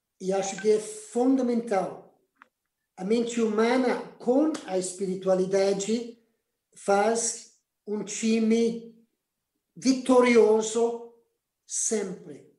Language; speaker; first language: Portuguese; non-native, fluent; Spanish